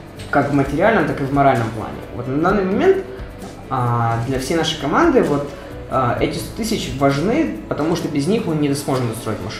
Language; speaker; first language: Russian; non-native, local second language; Ukrainian